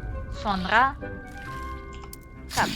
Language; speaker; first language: Turkish; non-native, learner; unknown